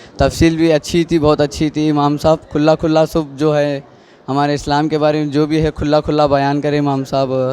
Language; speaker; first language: Urdu; native; Urdu